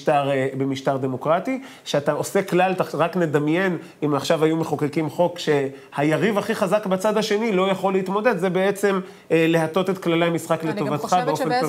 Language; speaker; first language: Hebrew; native; Hebrew